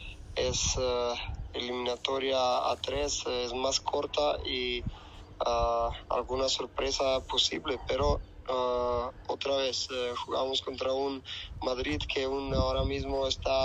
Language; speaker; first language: Spanish; non-native, fluent; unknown